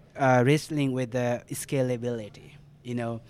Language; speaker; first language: English; non-native, local second language; Nepali